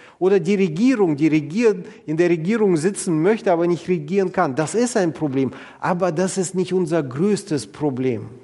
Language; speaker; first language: German; non-native, fluent; Russian